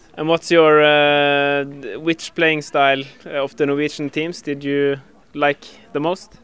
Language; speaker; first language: English; non-native, fluent; Norwegian